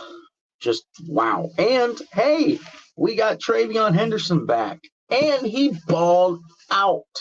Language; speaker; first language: English; native; English